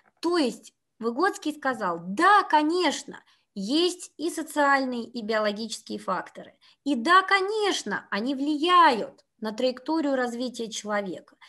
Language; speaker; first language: Russian; native; Russian